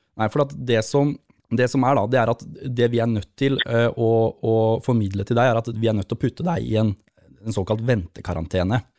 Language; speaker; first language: Norwegian; native; Norwegian